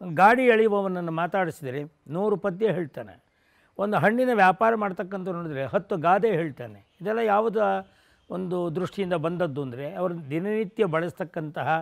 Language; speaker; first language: Kannada; non-native, local second language; Tamil